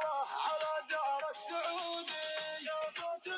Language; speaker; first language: Arabic; early bilingual, other home language; Amharic